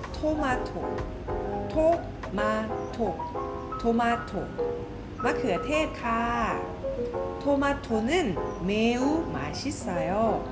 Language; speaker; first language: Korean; non-native, fluent; Thai